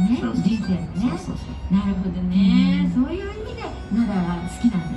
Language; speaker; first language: Japanese; native; Japanese